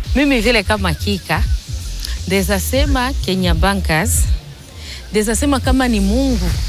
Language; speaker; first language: Swahili; native; Swahili